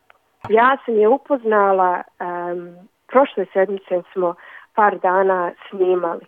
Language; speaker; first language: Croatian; early bilingual, other home language; Bosnian